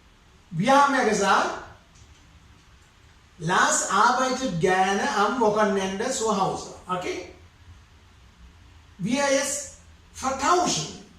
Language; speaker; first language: German; non-native, fluent; Sinhala